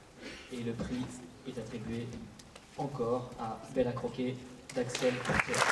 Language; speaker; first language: French; native; French